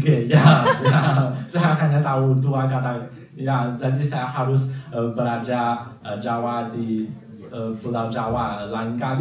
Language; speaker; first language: Indonesian; non-native, fluent; Chinese